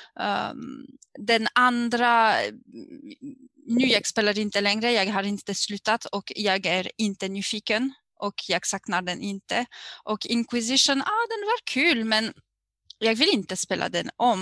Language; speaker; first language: Swedish; non-native, fluent; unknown